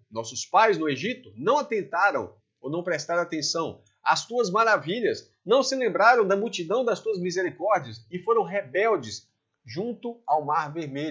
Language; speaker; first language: Portuguese; native; Portuguese